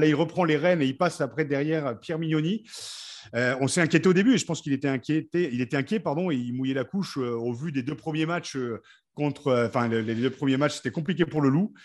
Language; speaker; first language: French; native; French